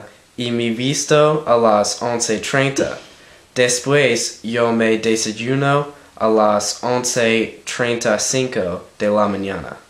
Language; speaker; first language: Spanish; non-native, learner; English